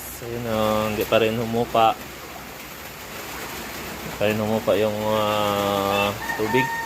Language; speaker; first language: Filipino; non-native, local second language; Hiligaynon